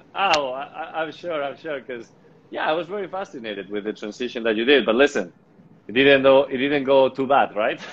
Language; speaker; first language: English; non-native, fluent; Spanish